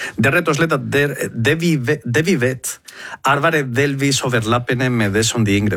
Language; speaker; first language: Norwegian; non-native, fluent; Spanish